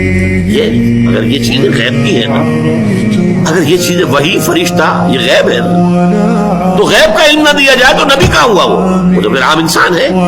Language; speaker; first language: Urdu; native; Urdu